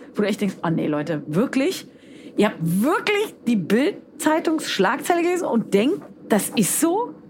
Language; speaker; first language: German; native; German